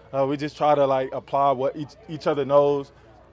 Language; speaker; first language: English; native; English